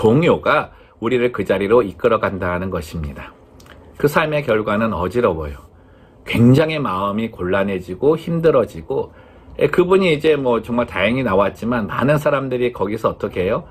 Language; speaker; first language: Korean; native; Korean